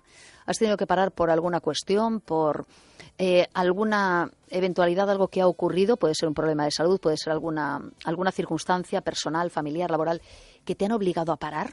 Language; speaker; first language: Spanish; native; Spanish